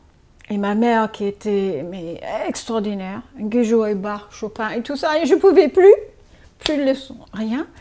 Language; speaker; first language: French; non-native, fluent; English